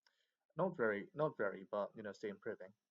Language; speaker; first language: English; non-native, fluent; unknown